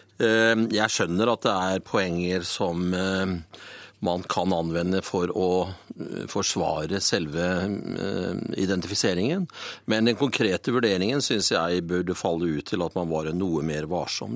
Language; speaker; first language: Norwegian; native; Norwegian